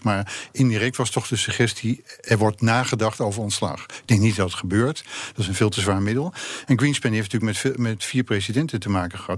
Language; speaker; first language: Dutch; native; Dutch